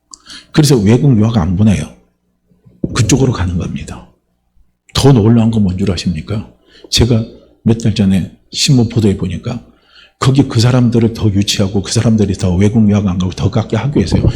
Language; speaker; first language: Korean; native; Korean